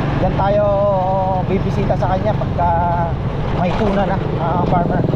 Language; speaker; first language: Filipino; native; Filipino